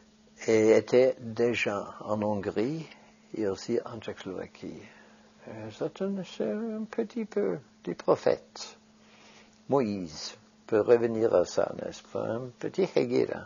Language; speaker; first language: French; non-native, fluent; Norwegian